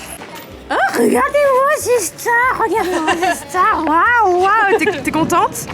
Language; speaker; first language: French; native; French